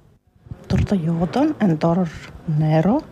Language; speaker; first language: Dutch; non-native, learner; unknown